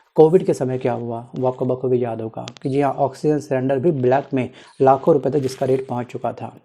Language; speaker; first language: Hindi; native; Hindi